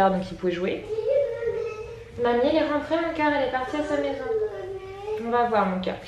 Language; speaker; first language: French; native; French